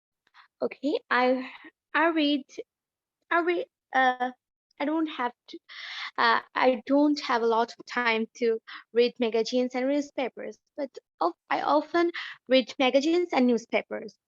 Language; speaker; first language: English; non-native, learner; Bangla